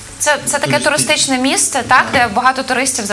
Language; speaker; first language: Ukrainian; native; Ukrainian